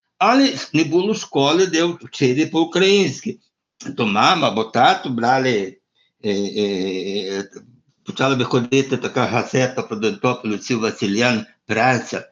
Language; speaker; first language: Ukrainian; early bilingual, heritage; Ukrainian